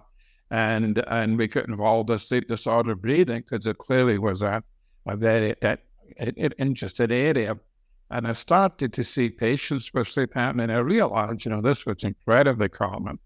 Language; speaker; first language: English; native; English